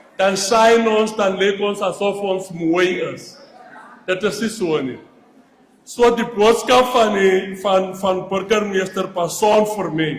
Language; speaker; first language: Afrikaans; non-native, local second language; Xhosa